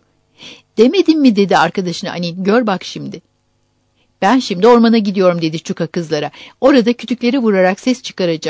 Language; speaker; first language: Turkish; native; Turkish